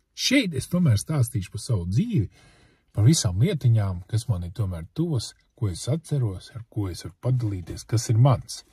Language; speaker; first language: Latvian; early bilingual, other home language; Lithuanian